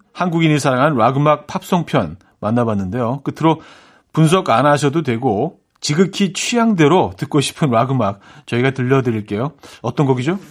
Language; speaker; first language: Korean; native; Korean